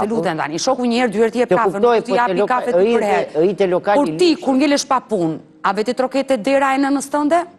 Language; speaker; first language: Albanian; native; Albanian